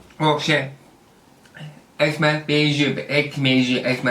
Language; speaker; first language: Turkish; non-native, learner; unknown